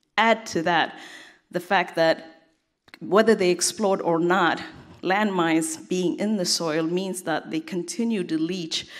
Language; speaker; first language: English; non-native, fluent; Tigrinya